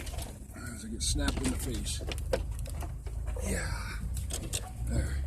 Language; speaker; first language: English; native; English